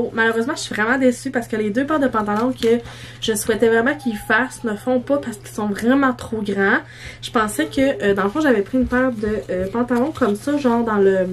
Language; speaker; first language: French; native; French